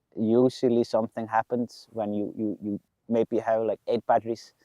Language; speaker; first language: English; non-native, fluent; Icelandic